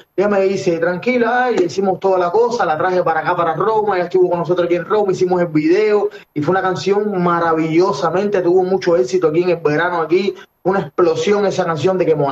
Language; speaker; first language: Spanish; native; Spanish